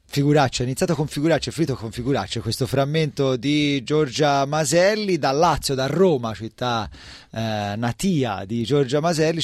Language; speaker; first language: Italian; native; Italian